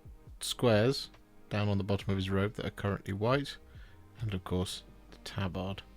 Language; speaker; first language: English; native; English